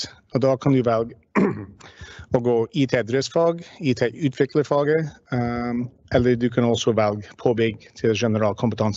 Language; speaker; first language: Norwegian; non-native, fluent; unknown